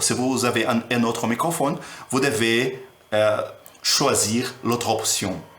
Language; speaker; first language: French; non-native, learner; Portuguese